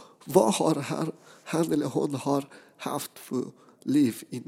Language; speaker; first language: Swedish; non-native, fluent; Persian